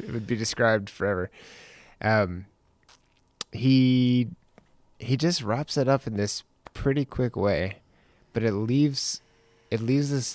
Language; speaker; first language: English; native; English